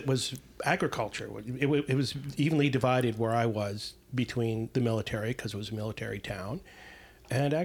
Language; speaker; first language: English; native; English